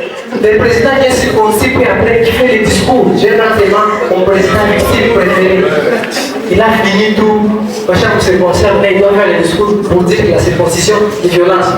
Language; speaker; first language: French; non-native, local second language; Swahili